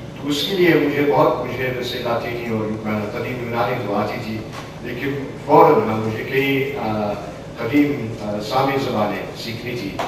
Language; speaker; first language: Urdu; non-native, fluent; English